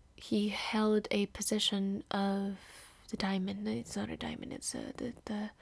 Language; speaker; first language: English; non-native, fluent; Indonesian